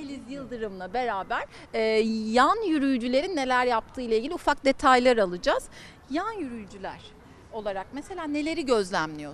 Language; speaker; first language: Turkish; native; Turkish